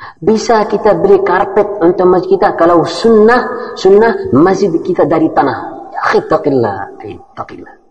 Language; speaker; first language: Malay; non-native, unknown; Arabic